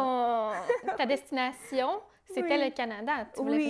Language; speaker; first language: French; native; French